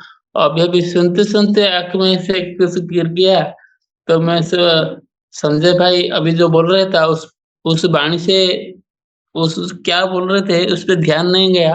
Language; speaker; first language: Hindi; non-native, local second language; Gujarati